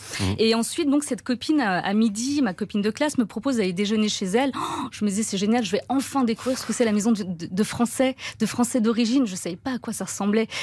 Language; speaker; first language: French; early bilingual, other home language; Turkish